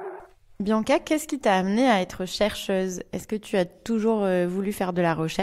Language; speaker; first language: French; native; French